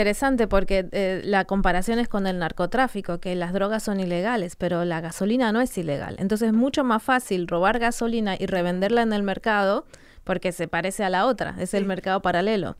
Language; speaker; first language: Spanish; native; Spanish